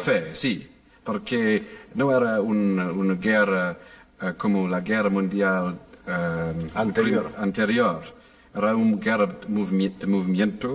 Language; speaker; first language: Spanish; non-native, fluent; English